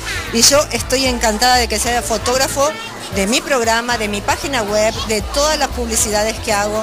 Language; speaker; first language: Spanish; native; Spanish